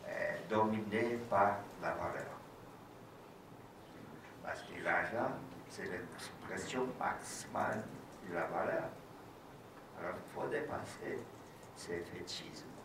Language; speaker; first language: French; non-native, fluent; Portuguese